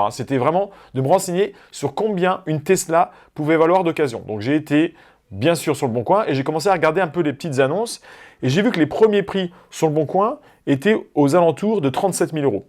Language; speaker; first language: French; native; French